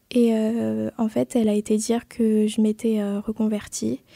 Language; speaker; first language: French; native; French